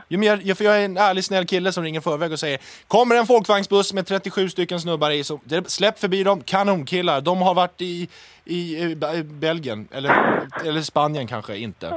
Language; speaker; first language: Swedish; native; Swedish